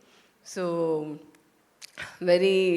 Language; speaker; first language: Telugu; non-native, learner; Tamil